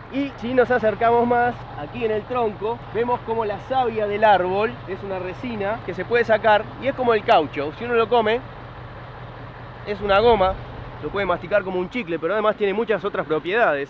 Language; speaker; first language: Spanish; native; Spanish